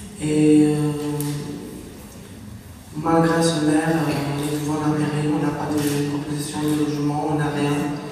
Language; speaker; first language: French; non-native, learner; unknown